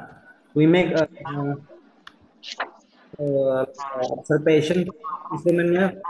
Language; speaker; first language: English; non-native, learner; Indonesian